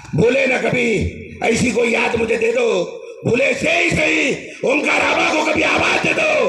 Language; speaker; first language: Hindi; non-native, local second language; Marathi